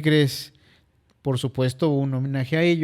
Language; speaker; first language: Spanish; native; Spanish